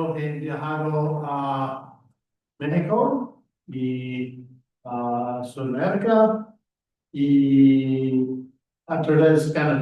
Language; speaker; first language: Spanish; non-native, learner; English